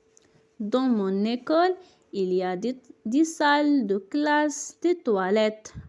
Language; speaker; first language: French; non-native, local second language; Arabic